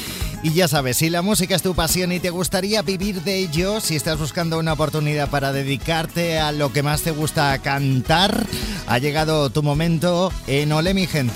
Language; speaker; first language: Spanish; native; Spanish